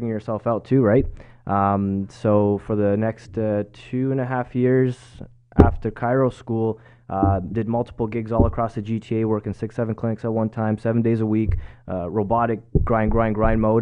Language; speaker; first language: English; native; English